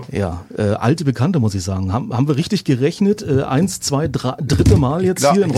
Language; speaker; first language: German; native; German